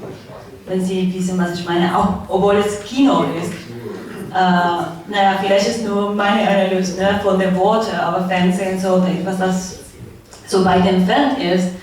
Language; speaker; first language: German; non-native, fluent; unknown